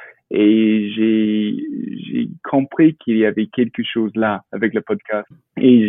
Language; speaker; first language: French; non-native, fluent; English